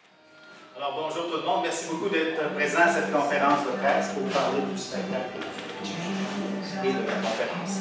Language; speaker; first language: French; native; French